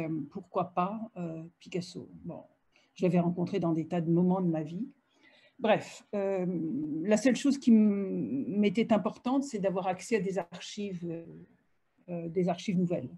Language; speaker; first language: French; native; French